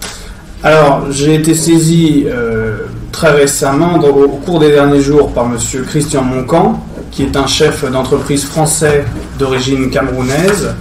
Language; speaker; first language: French; native; French